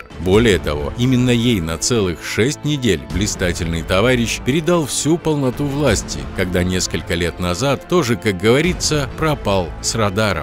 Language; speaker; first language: Russian; native; Russian